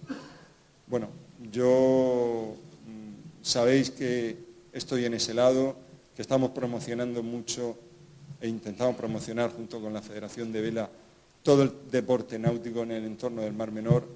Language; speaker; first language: Spanish; native; Spanish